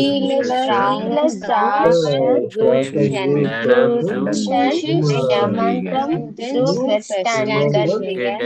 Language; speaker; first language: German; non-native, learner; Tamil